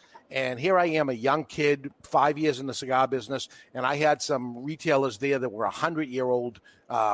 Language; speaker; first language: English; native; English